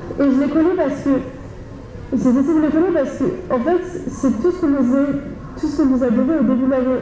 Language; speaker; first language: French; native; French